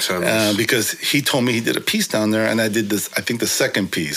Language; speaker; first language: English; early bilingual, other home language; Korean